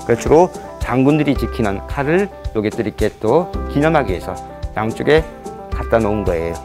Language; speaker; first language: Korean; native; Korean